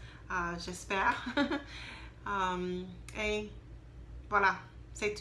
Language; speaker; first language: French; non-native, learner; English